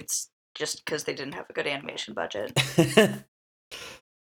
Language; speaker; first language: English; native; English